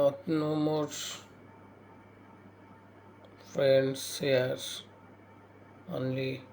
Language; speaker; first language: English; non-native, learner; Bangla